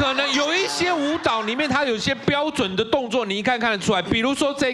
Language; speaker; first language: Chinese; native; Chinese